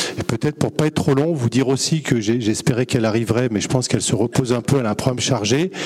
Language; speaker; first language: French; native; French